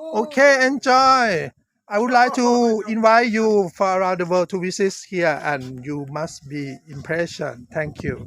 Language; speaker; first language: English; non-native, learner; Thai